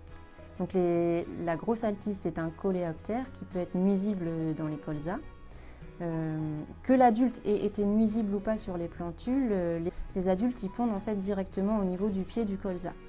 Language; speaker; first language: French; native; French